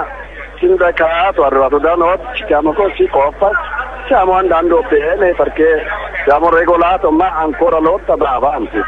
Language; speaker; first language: Italian; non-native, learner; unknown